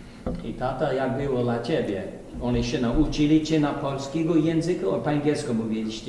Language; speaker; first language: Polish; early bilingual, heritage; English